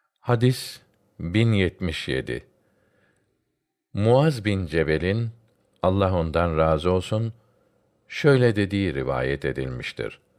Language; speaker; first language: Turkish; native; Turkish